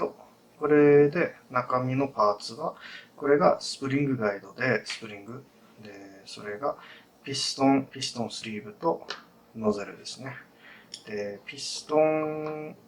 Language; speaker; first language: Japanese; non-native, fluent; English